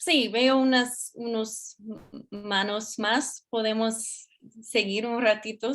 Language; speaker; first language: Spanish; non-native, fluent; English